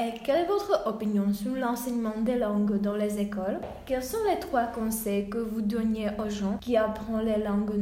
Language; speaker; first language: French; non-native, learner; Czech